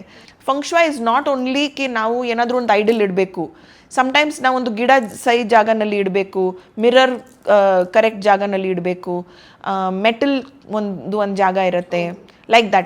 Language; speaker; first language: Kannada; non-native, fluent; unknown